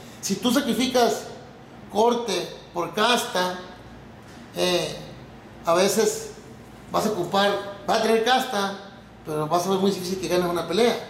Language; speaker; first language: Spanish; native; Spanish